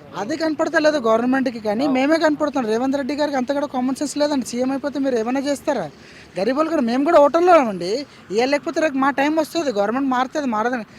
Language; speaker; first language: Telugu; native; Telugu